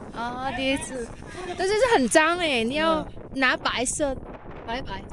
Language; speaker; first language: Chinese; non-native, learner; Vietnamese